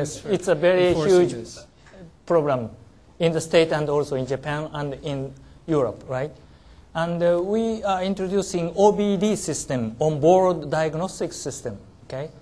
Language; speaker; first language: English; non-native, learner; Japanese